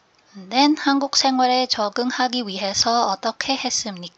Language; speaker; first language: Korean; non-native, learner; Filipino